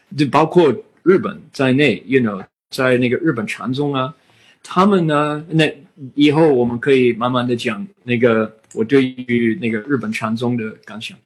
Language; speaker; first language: Chinese; non-native, fluent; English